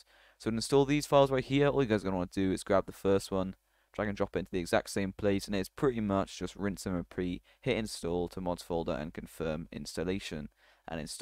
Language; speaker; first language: English; native; English